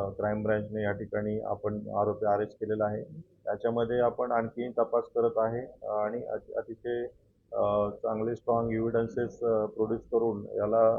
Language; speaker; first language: Marathi; native; Marathi